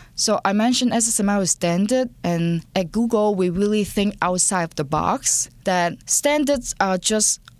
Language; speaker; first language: English; non-native, local second language; Cantonese